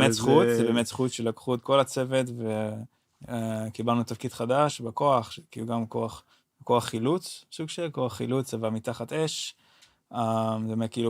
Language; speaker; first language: Hebrew; non-native, fluent; Dutch